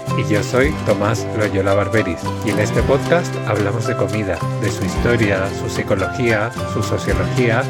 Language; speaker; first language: Spanish; native; Spanish